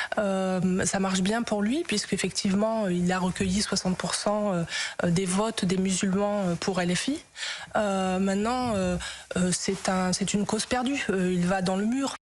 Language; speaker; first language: French; native; French